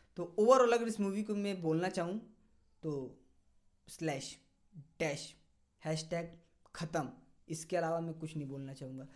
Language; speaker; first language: Hindi; native; Hindi